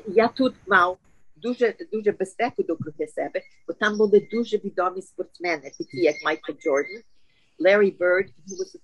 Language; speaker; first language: Ukrainian; early bilingual, heritage; Ukrainian